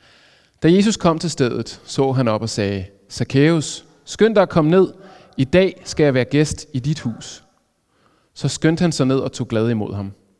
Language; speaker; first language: Danish; native; Danish